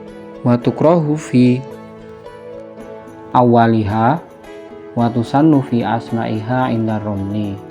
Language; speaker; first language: Arabic; non-native, fluent; Indonesian